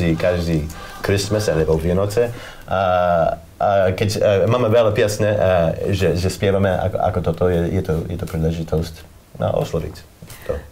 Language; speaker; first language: Slovak; non-native, learner; English